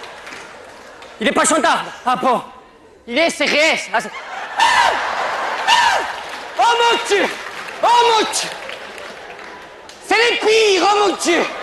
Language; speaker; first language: French; native; French